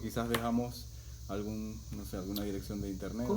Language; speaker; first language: Spanish; native; Spanish